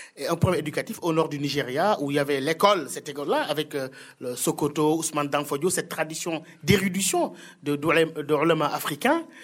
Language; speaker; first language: French; non-native, local second language; Wolof